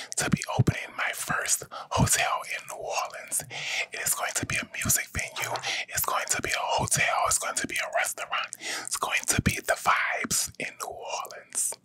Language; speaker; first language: English; native; English